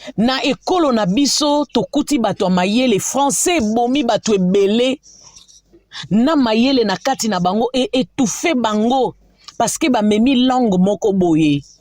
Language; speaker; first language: Lingala; native; Lingala